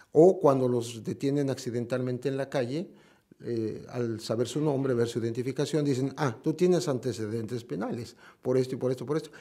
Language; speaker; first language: Spanish; native; Spanish